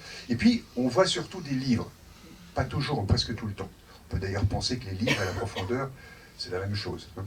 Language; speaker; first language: French; native; French